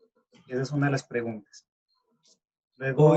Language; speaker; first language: Spanish; native; Spanish